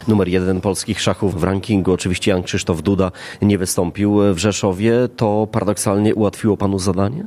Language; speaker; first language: Polish; native; Polish